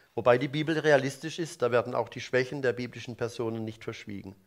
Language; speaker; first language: German; native; German